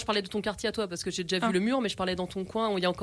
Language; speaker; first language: French; native; French